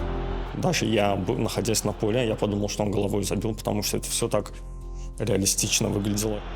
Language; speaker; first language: Russian; non-native, local second language; Azerbaijani